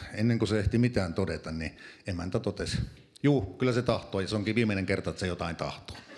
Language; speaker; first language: Finnish; native; Finnish